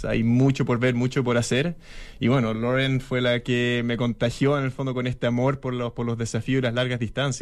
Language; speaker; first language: Spanish; native; Spanish